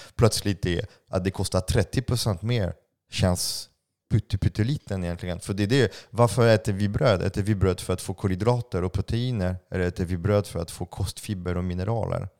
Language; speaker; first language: Swedish; non-native, fluent; French